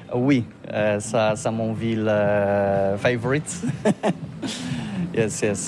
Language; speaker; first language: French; non-native, learner; Polish